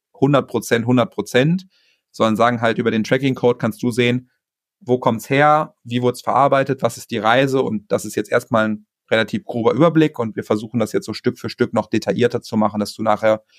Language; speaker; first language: German; native; German